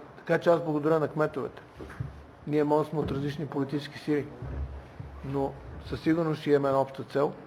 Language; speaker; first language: Bulgarian; native; Bulgarian